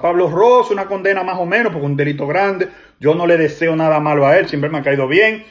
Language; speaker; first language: Spanish; native; Spanish